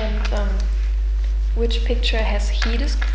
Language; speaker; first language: English; non-native, fluent; German